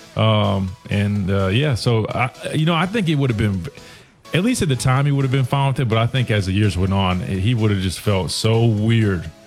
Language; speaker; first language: English; native; English